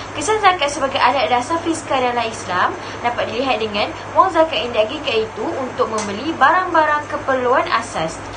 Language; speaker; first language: Malay; native; Malay